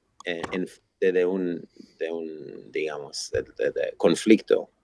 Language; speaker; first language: Spanish; non-native, fluent; Hebrew